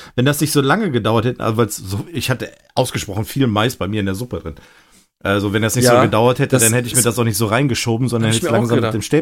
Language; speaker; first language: German; native; German